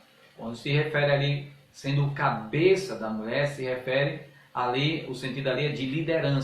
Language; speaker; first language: Portuguese; native; Portuguese